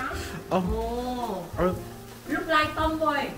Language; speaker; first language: English; non-native, learner; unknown